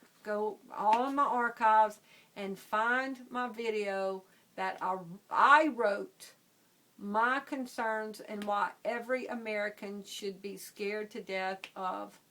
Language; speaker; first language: English; native; English